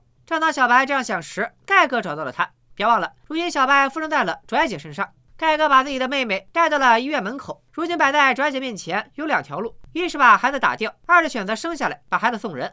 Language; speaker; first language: Chinese; native; Chinese